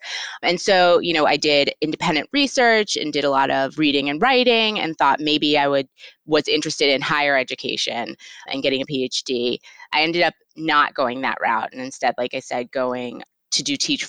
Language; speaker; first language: English; native; English